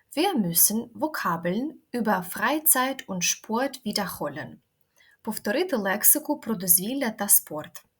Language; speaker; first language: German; non-native, fluent; Ukrainian